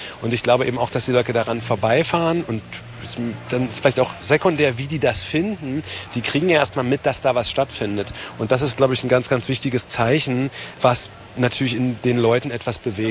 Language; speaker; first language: German; native; German